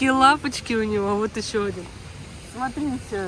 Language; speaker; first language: Russian; native; Russian